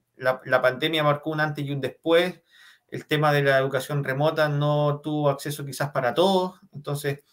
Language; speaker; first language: Spanish; native; Spanish